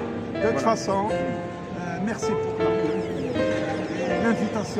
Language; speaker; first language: French; non-native, local second language; Arabic